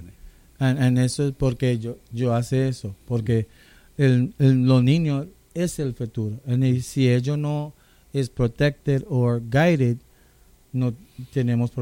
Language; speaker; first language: Spanish; non-native, local second language; English